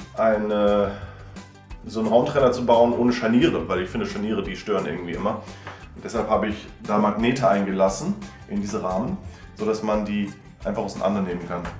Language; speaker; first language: German; non-native, fluent; Danish